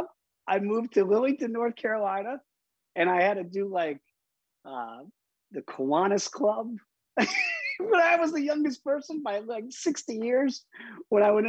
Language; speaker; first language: English; native; English